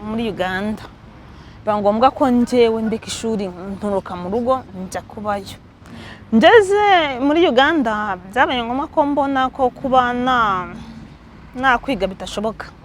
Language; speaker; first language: Kinyarwanda; early bilingual, heritage; Kinyarwanda